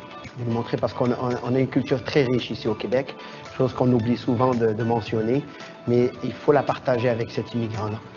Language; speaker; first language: French; non-native, local second language; Arabic